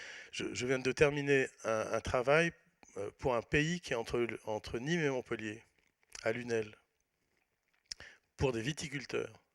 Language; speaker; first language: French; native; French